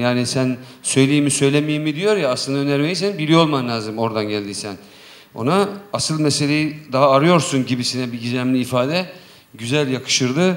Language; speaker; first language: Turkish; native; Turkish